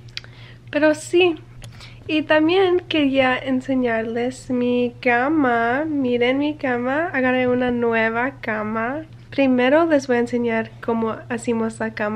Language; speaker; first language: Spanish; early bilingual, heritage; English